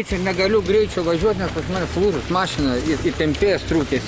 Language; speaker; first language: Lithuanian; native; Lithuanian